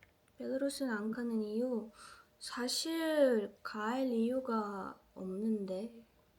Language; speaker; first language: Korean; non-native, fluent; Russian